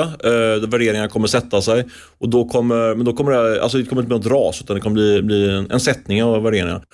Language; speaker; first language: Swedish; native; Swedish